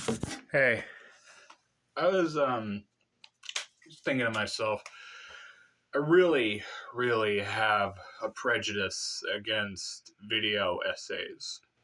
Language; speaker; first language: English; native; English